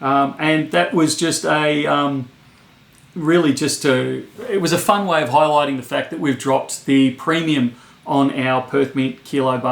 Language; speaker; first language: English; native; English